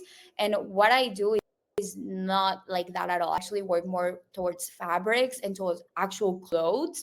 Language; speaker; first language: English; non-native, local second language; Spanish